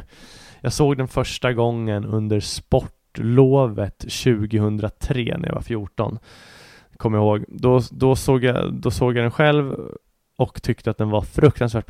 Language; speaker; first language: Swedish; native; Swedish